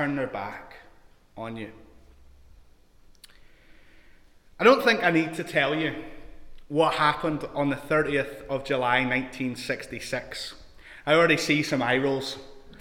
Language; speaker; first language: English; native; English